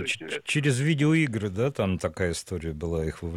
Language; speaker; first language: Russian; native; Russian